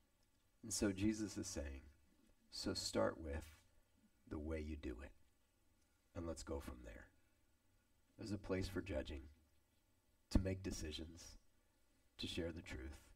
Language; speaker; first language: English; native; English